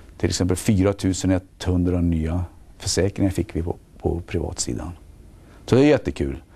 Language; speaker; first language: Swedish; native; Swedish